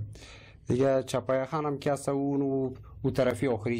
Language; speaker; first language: Persian; native; Persian